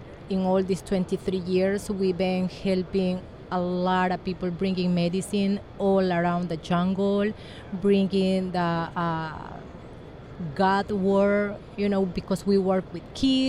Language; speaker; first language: English; non-native, learner; Spanish